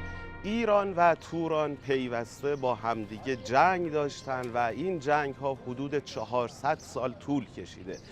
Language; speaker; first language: Persian; native; Persian